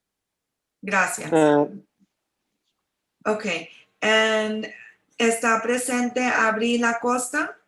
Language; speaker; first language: Spanish; non-native, learner; English